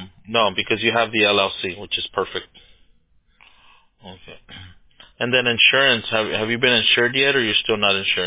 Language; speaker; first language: English; early bilingual, other home language; Spanish